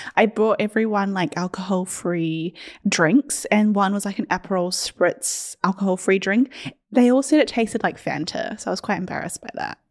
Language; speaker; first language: English; early bilingual, other home language; Hindi